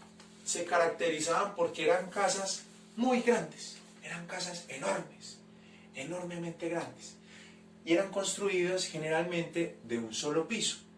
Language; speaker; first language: Spanish; native; Spanish